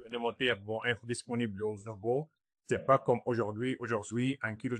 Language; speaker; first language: French; non-native, fluent; Arabic